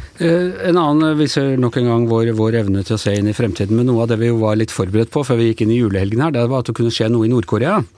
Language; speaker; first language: Norwegian; native; Norwegian